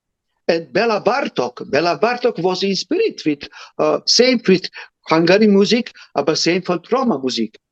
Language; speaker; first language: English; non-native, learner; Romany